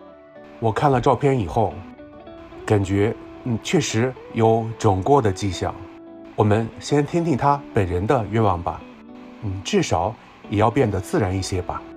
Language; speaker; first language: Chinese; native; Chinese